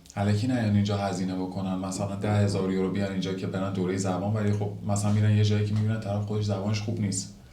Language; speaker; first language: Persian; native; Persian